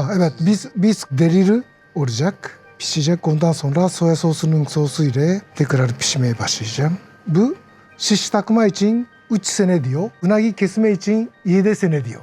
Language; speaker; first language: Turkish; non-native, learner; Japanese